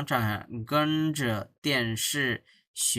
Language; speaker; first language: Chinese; non-native, fluent; Bangla